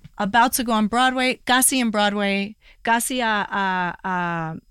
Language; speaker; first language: Spanish; early bilingual, heritage; Spanish